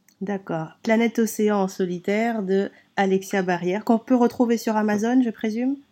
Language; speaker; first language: French; native; French